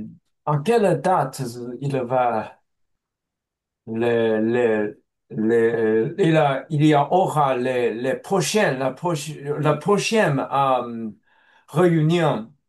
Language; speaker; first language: French; non-native, learner; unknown